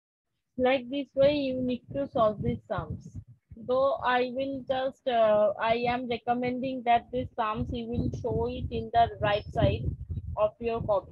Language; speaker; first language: English; non-native, local second language; Bangla